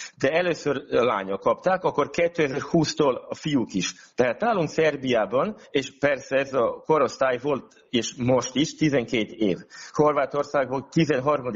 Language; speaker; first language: Hungarian; non-native, local second language; Serbian